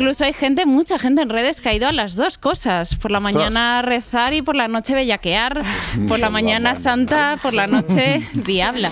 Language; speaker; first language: Spanish; native; Spanish